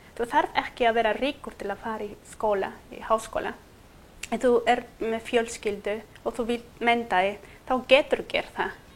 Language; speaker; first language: Icelandic; non-native, fluent; Quechua